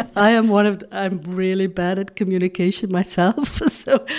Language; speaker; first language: English; non-native, fluent; Dutch